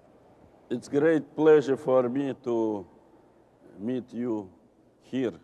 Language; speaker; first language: English; non-native, learner; Russian